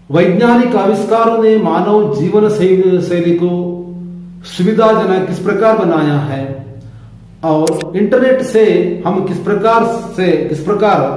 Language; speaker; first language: Hindi; non-native, local second language; Kannada